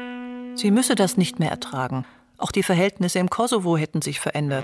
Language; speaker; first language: German; native; German